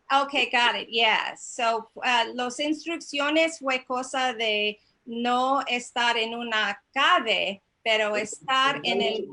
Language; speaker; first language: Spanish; non-native, fluent; English